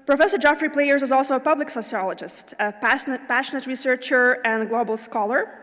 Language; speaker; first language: English; non-native, fluent; Lithuanian